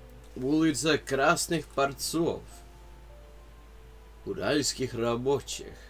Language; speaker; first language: Russian; non-native, fluent; English